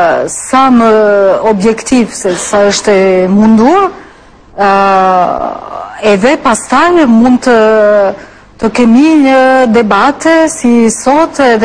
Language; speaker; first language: Albanian; non-native, fluent; French